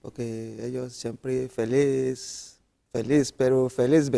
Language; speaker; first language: Spanish; non-native, learner; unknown